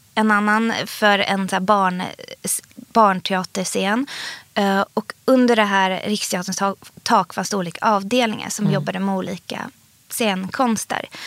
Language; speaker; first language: Swedish; early bilingual, other home language; Persian